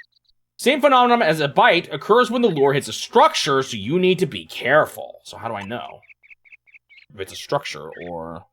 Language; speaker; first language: English; native; English